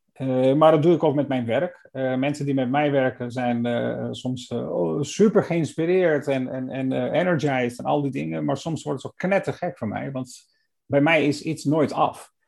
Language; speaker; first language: Dutch; non-native, fluent; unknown